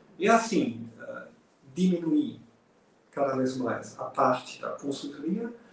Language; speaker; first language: Portuguese; non-native, fluent; German